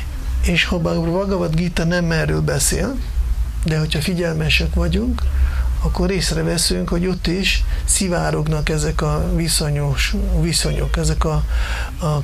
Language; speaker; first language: Hungarian; non-native, fluent; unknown